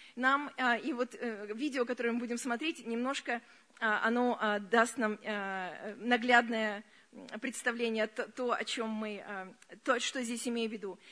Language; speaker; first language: Russian; early bilingual, other home language; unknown